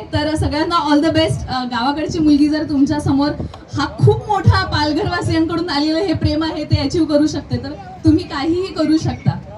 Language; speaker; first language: Marathi; native; Marathi